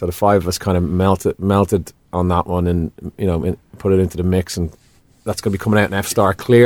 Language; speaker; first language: English; native; English